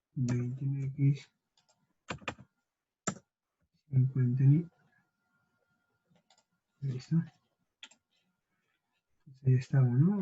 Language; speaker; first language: Spanish; native; Spanish